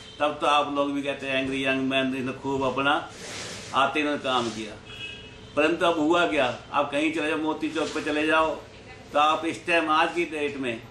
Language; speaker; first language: Hindi; native; Hindi